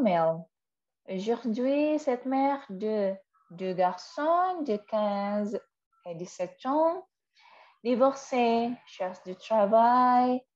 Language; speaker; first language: French; non-native, fluent; Indonesian